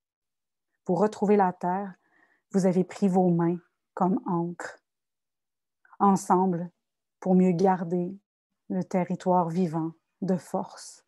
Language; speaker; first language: French; native; French